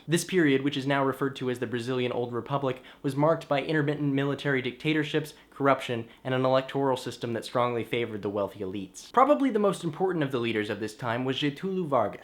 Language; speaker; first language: English; native; English